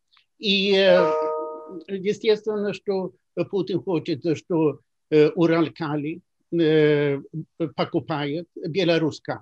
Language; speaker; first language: Russian; non-native, fluent; Swedish